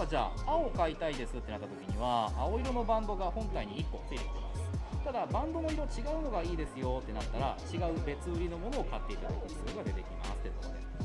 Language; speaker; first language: Japanese; native; Japanese